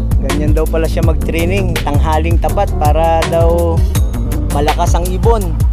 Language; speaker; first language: Filipino; non-native, local second language; Iloko